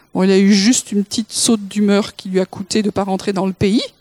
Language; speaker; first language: French; native; French